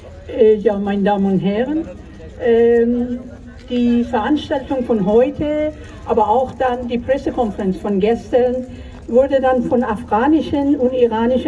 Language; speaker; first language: German; non-native, fluent; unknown